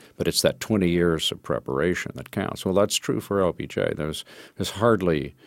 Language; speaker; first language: English; native; English